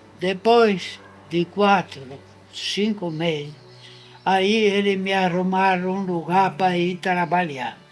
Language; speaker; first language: Portuguese; non-native, fluent; Italian